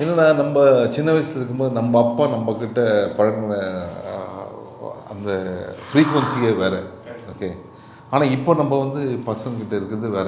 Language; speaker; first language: Tamil; native; Tamil